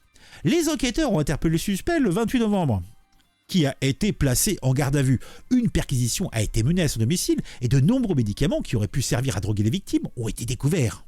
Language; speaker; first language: French; native; French